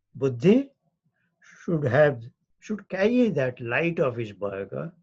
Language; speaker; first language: English; non-native, local second language; Hindi